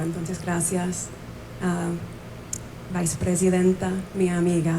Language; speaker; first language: Spanish; non-native, fluent; English